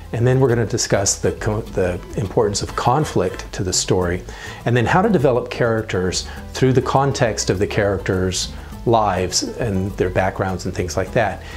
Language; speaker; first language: English; native; English